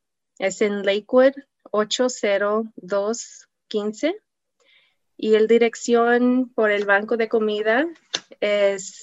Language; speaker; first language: Spanish; non-native, learner; English